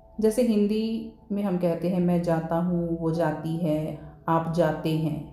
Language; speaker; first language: Hindi; native; Hindi